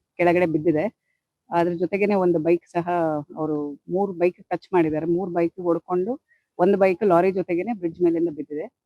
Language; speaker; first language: Kannada; native; Kannada